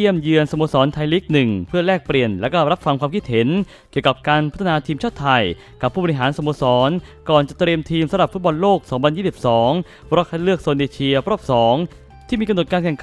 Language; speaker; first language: Thai; native; Thai